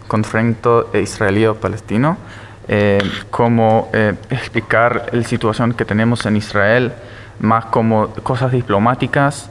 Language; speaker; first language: Spanish; early bilingual, heritage; Spanish